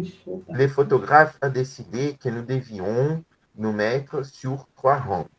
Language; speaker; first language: French; non-native, learner; Portuguese